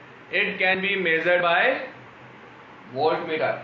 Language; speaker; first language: English; non-native, local second language; Hindi